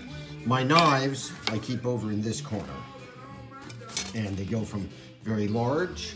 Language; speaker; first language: English; native; English